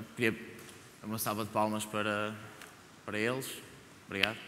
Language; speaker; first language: Portuguese; native; Portuguese